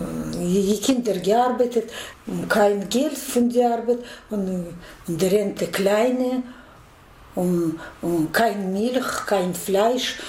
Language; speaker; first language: German; non-native, learner; Russian